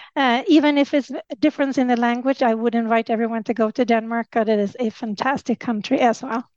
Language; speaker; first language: English; non-native, fluent; Swedish